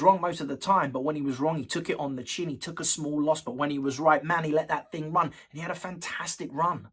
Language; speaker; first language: English; native; English